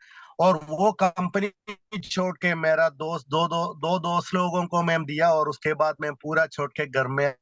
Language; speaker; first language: Hindi; non-native, local second language; Malayalam